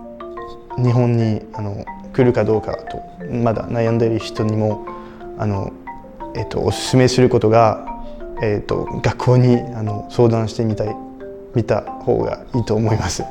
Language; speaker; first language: Japanese; non-native, fluent; French